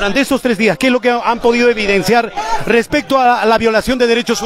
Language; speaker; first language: Spanish; native; Spanish